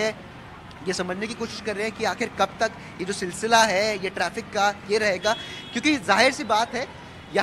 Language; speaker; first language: Hindi; native; Hindi